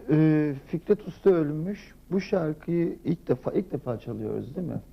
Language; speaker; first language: Turkish; native; Turkish